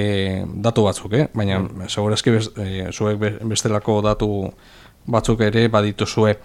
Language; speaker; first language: Basque; native; Basque